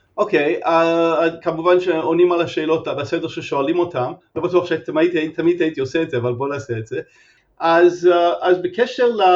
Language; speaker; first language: Hebrew; non-native, fluent; English